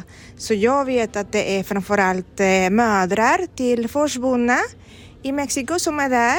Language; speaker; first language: Swedish; non-native, fluent; Spanish